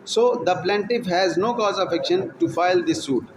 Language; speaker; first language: English; non-native, local second language; Urdu